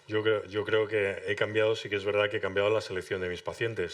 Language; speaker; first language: Spanish; native; Spanish